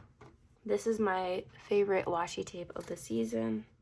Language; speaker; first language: English; native; English